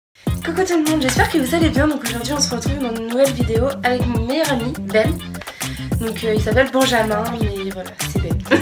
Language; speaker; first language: French; native; French